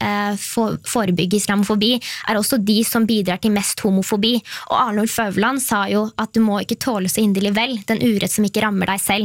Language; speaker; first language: Norwegian; native; Norwegian